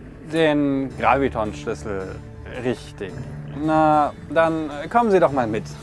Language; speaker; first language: German; native; German